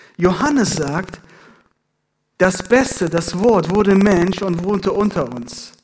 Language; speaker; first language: German; non-native, fluent; Persian